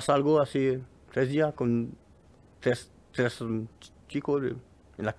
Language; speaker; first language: Spanish; non-native, learner; French